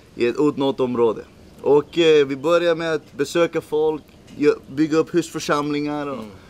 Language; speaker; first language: Swedish; early bilingual, other home language; Spanish